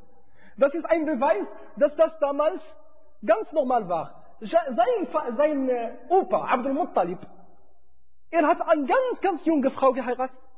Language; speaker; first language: German; non-native, fluent; Arabic